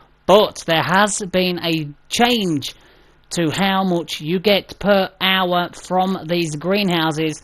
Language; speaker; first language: English; native; English